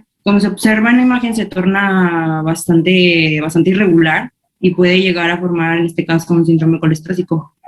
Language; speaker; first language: Spanish; native; Spanish